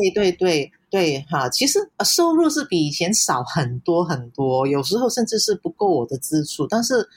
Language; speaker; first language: Chinese; non-native, fluent; Cantonese